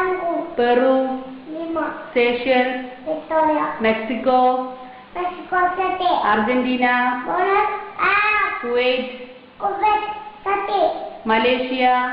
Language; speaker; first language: English; non-native, learner; Arabic